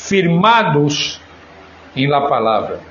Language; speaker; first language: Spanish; non-native, fluent; Portuguese